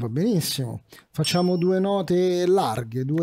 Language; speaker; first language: Italian; native; Italian